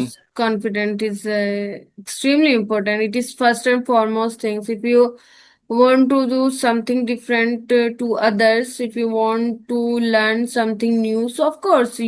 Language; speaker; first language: English; non-native, learner; Hindi